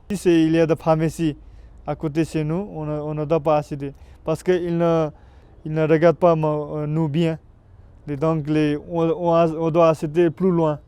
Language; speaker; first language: French; non-native, learner; Nepali